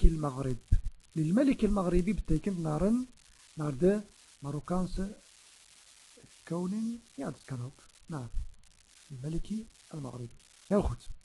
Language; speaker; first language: Dutch; non-native, fluent; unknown